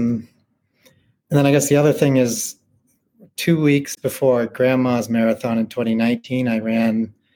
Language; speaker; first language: English; native; English